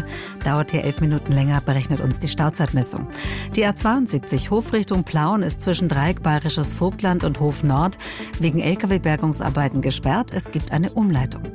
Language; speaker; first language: German; native; German